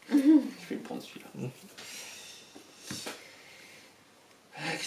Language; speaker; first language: French; native; French